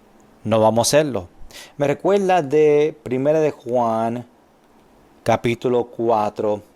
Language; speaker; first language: Spanish; non-native, fluent; English